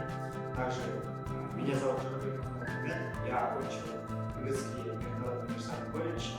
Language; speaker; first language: Russian; non-native, local second language; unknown